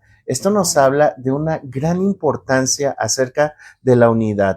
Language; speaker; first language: Spanish; native; Spanish